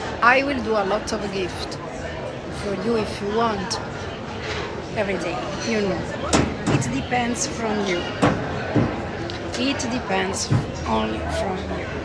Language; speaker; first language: English; non-native, learner; Italian